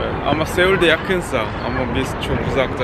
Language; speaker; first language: Turkish; non-native, learner; Korean